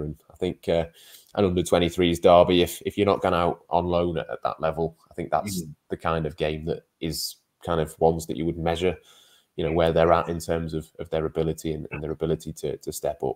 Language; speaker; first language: English; native; English